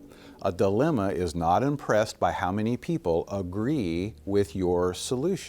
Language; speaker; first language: English; native; English